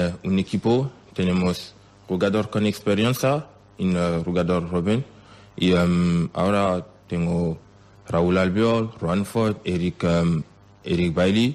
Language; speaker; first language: Spanish; non-native, learner; French